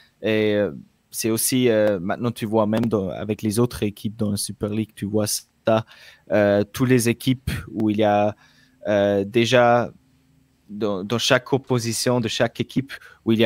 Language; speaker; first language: French; non-native, local second language; German